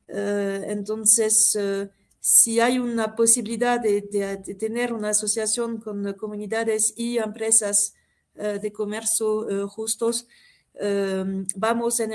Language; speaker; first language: Spanish; non-native, fluent; French